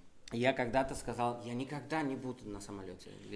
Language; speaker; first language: Russian; non-native, fluent; Spanish